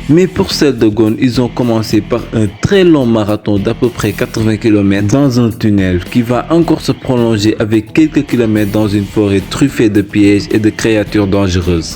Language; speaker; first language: French; native; French